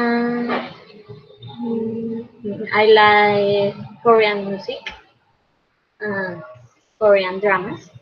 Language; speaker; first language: English; non-native, learner; Spanish